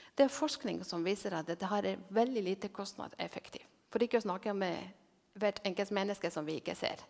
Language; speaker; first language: Norwegian; non-native, fluent; Spanish